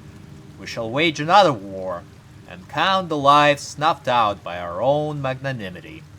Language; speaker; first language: English; native; English